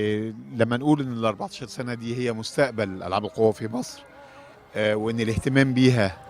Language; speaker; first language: Arabic; native; Arabic